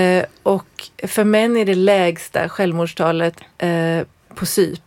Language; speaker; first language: Swedish; native; Swedish